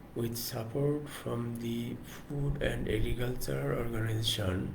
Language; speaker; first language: English; non-native, local second language; Bangla